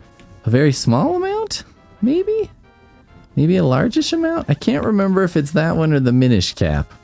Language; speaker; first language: English; native; English